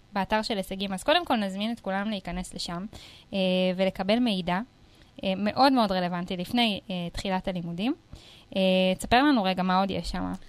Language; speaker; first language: Hebrew; native; Hebrew